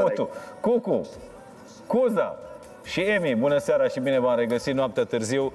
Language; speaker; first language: Romanian; native; Romanian